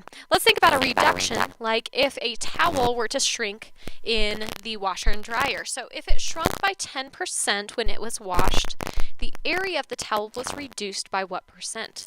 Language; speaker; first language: English; native; English